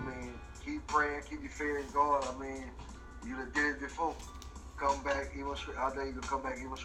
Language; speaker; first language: English; native; English